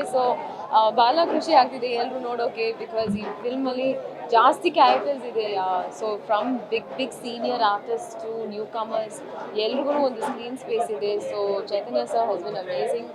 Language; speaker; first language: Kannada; non-native, learner; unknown